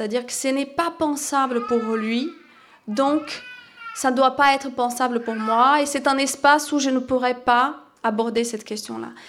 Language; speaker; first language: French; non-native, fluent; Portuguese